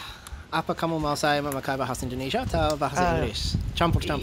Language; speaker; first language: Indonesian; non-native, fluent; English